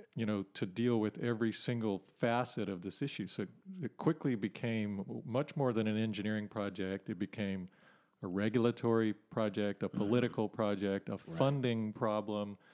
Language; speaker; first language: English; native; English